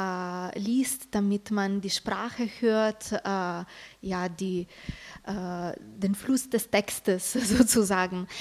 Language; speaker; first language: German; non-native, fluent; Slovenian